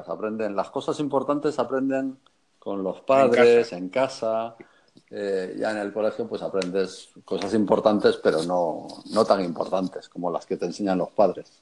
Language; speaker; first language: Spanish; native; Spanish